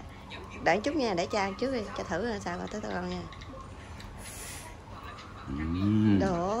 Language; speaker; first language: Japanese; non-native, learner; Vietnamese